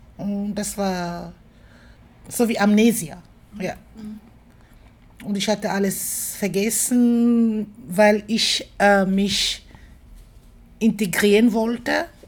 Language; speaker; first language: German; non-native, fluent; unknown